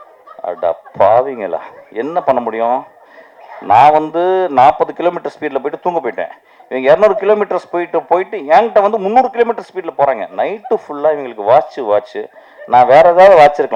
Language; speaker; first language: Tamil; native; Tamil